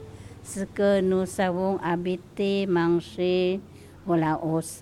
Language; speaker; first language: French; non-native, learner; Lao